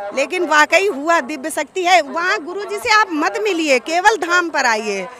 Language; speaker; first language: Hindi; native; Hindi